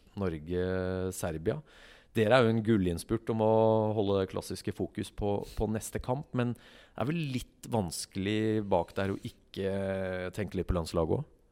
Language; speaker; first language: Norwegian; native; Norwegian